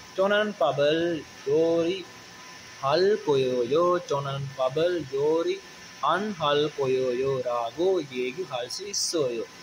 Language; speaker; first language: Korean; non-native, learner; Sinhala